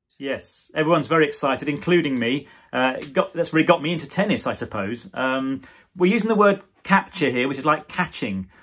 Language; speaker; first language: English; native; English